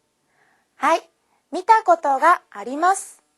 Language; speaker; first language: Japanese; non-native, fluent; Korean